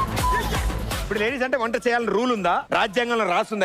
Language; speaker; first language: Telugu; native; Telugu